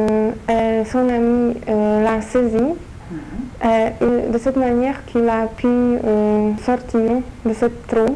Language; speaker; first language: French; non-native, fluent; Polish